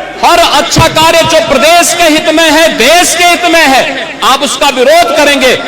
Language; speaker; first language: Hindi; native; Hindi